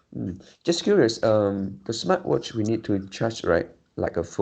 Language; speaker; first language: English; non-native, learner; Chinese